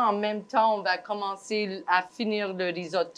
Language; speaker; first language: French; non-native, fluent; English